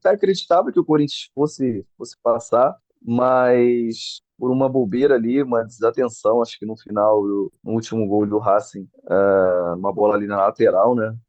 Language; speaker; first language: Portuguese; native; Portuguese